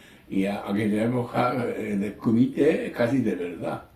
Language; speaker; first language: Spanish; non-native, learner; Japanese